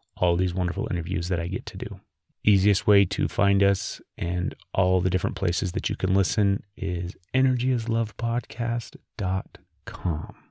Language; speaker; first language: English; native; English